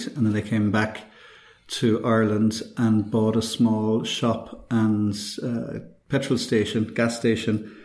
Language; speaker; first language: English; native; English